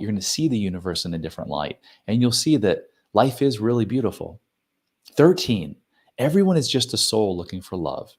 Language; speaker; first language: English; native; English